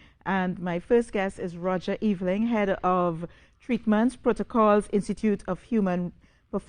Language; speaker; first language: English; native; English